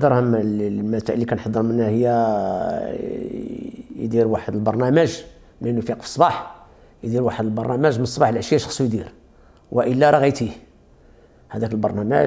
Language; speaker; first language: Arabic; native; Arabic